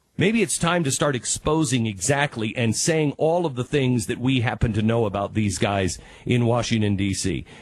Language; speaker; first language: English; native; English